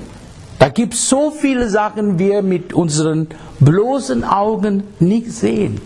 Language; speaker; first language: German; non-native, fluent; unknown